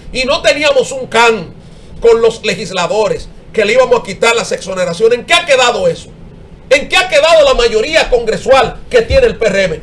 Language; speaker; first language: Spanish; native; Spanish